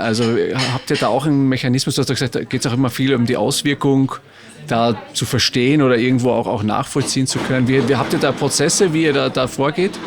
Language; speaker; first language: German; native; German